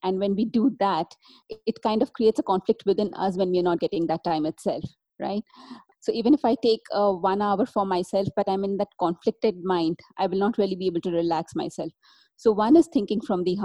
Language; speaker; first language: English; non-native, local second language; Hindi